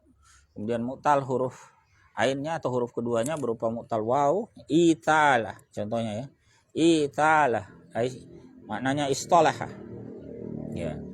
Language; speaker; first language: Indonesian; native; Indonesian